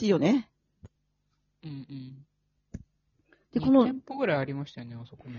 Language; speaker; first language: Japanese; native; Japanese